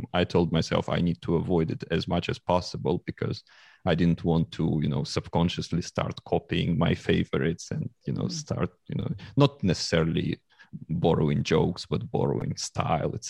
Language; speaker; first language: English; non-native, fluent; Russian